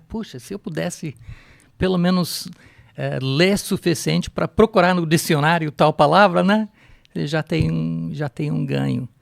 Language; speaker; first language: Portuguese; non-native, fluent; English